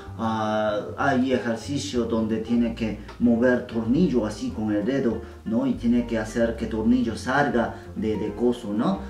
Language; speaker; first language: Spanish; non-native, learner; Japanese